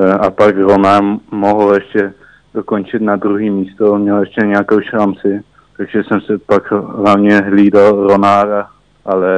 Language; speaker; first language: Czech; early bilingual, heritage; Czech